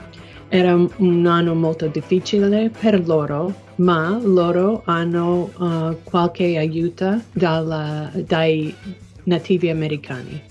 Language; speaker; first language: Italian; non-native, learner; English